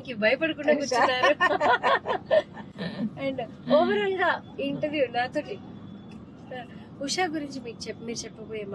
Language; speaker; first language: Telugu; native; Telugu